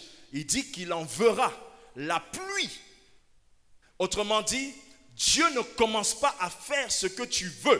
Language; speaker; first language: French; non-native, local second language; Lingala